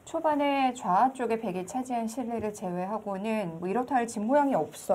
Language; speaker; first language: Korean; native; Korean